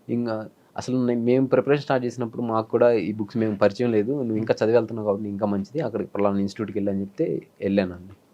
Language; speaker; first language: Telugu; native; Telugu